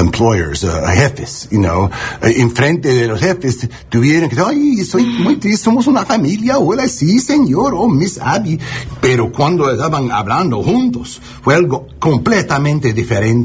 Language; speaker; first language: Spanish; non-native, learner; English